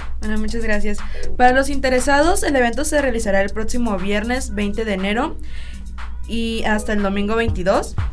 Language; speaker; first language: Spanish; native; Spanish